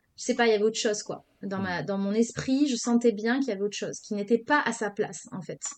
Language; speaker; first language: French; native; French